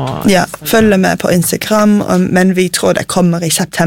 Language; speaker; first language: Norwegian; non-native, fluent; English